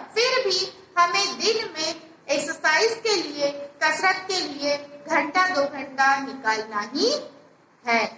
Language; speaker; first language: Hindi; non-native, local second language; Marathi